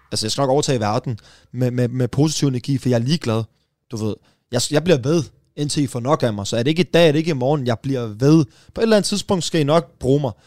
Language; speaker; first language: Danish; early bilingual, other home language; Persian